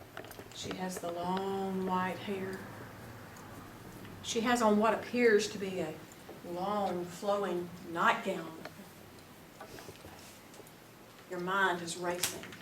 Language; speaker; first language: English; native; English